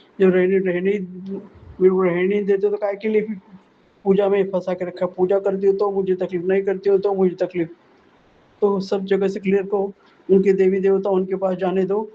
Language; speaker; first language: Hindi; non-native, local second language; Marathi